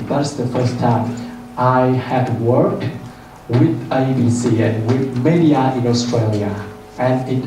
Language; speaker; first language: English; non-native, fluent; Vietnamese